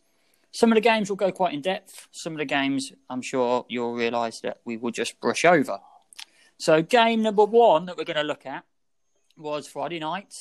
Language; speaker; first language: English; native; English